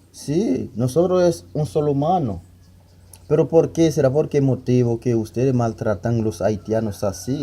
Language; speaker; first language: Spanish; non-native, learner; Haitian Creole